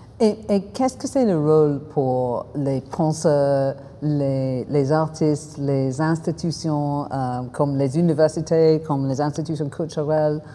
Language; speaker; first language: French; non-native, fluent; English